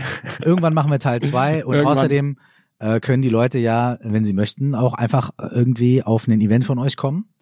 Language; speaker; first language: German; native; German